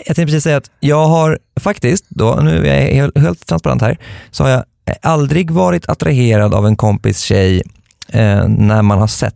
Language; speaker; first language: Swedish; native; Swedish